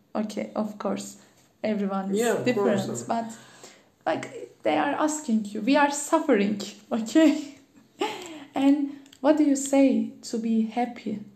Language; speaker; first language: English; non-native, learner; Turkish